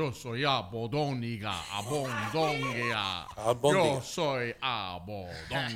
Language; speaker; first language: Spanish; early bilingual, heritage; Spanish